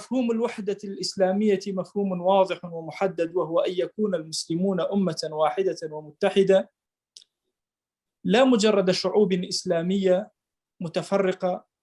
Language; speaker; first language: Arabic; non-native, local second language; Kurdish